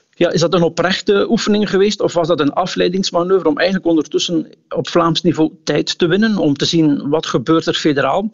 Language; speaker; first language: Dutch; native; Dutch